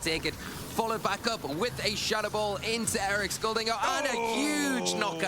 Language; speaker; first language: English; native; English